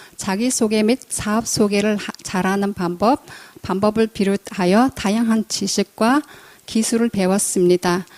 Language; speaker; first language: Korean; non-native, fluent; Mongolian